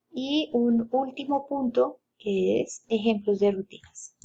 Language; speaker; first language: Spanish; native; Spanish